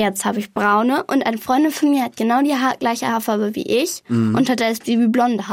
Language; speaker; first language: German; native; German